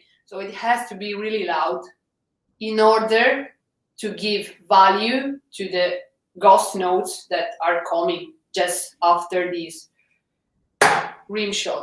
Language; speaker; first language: English; non-native, fluent; Italian